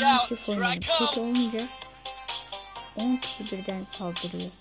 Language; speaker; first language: Turkish; native; Turkish